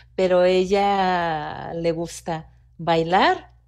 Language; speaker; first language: Spanish; non-native, fluent; Japanese